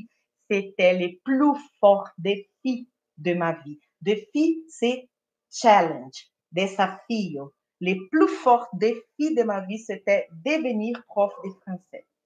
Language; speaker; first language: French; non-native, fluent; Portuguese